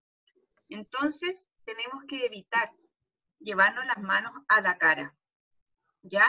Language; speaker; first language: Spanish; native; Spanish